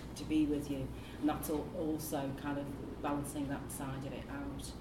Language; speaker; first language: English; native; English